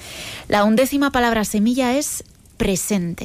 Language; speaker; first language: Spanish; native; Spanish